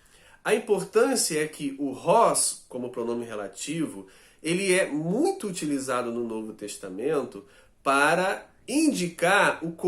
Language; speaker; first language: Portuguese; native; Portuguese